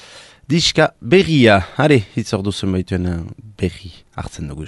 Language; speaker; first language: Basque; native; Basque